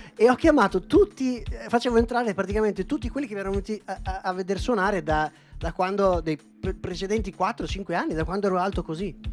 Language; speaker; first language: Italian; native; Italian